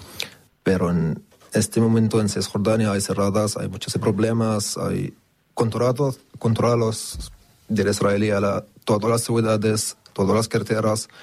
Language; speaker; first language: Spanish; non-native, learner; Arabic